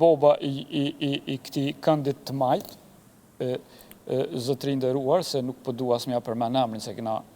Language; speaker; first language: Albanian; native; Albanian